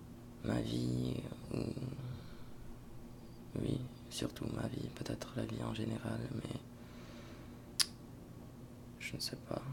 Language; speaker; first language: French; non-native, fluent; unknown